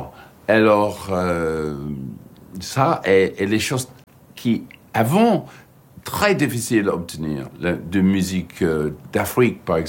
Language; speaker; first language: French; non-native, learner; English